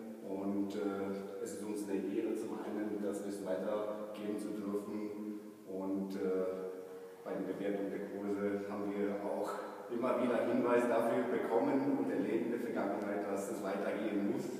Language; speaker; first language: German; native; German